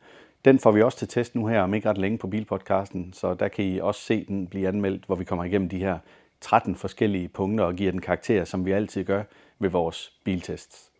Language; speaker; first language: Danish; native; Danish